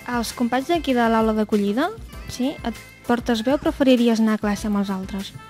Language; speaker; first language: Catalan; native; Catalan